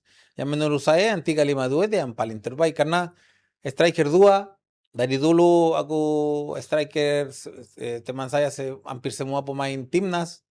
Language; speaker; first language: Indonesian; non-native, fluent; Spanish